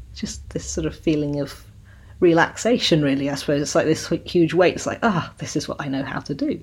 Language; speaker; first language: English; native; English